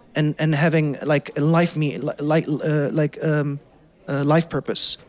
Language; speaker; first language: English; non-native, fluent; Dutch